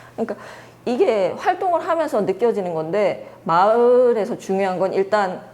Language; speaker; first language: Korean; native; Korean